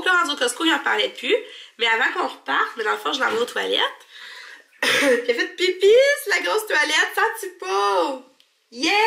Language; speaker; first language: French; native; French